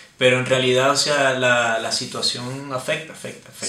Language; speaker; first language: Spanish; native; Spanish